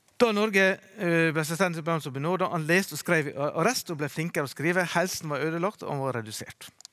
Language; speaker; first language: Norwegian; native; Norwegian